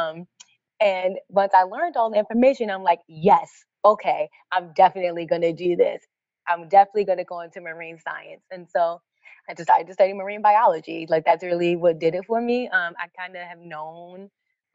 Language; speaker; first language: English; native; English